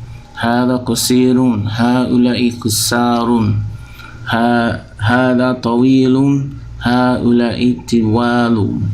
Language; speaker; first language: Arabic; non-native, fluent; English